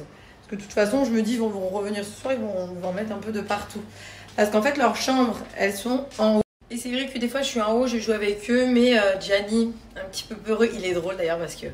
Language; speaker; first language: French; native; French